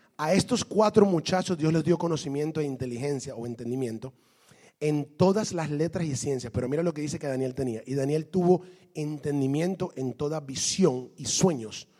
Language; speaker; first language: Spanish; native; Spanish